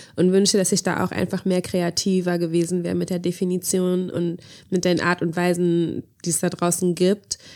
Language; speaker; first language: German; early bilingual, heritage; German